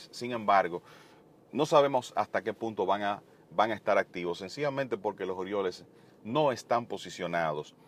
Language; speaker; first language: Spanish; native; Spanish